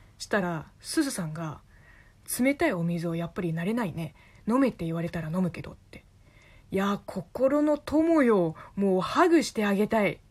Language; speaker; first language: Japanese; non-native, fluent; Chinese